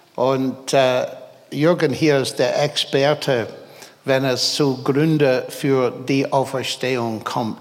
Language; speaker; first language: German; non-native, fluent; English